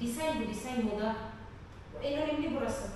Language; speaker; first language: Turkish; non-native, learner; Filipino